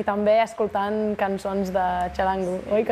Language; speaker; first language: Catalan; non-native, fluent; English